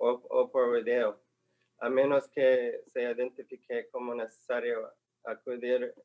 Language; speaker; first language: Spanish; non-native, fluent; English